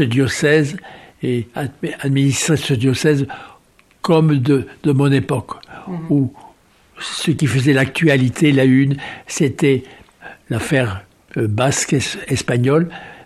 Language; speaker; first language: French; native; French